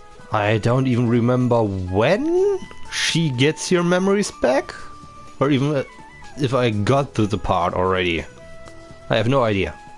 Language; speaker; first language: English; non-native, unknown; German